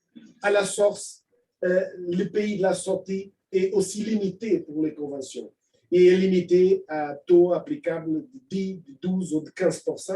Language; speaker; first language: French; non-native, fluent; Portuguese